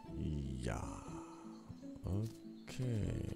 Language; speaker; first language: German; native; German